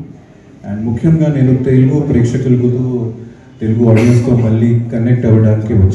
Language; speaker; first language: Telugu; non-native, fluent; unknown